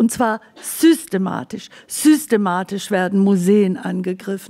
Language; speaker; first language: German; native; German